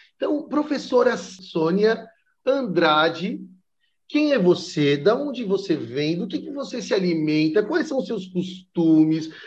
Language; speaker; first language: Portuguese; native; Portuguese